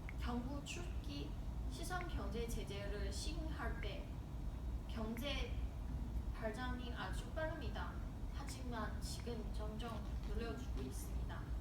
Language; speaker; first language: Korean; non-native, learner; Chinese